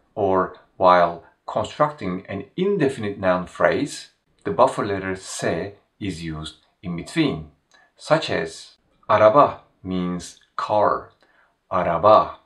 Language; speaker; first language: English; non-native, fluent; Turkish